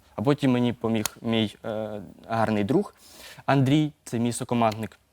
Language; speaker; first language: Ukrainian; native; Ukrainian